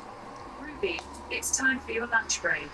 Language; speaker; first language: English; native; English